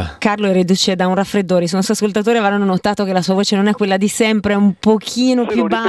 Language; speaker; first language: Italian; native; Italian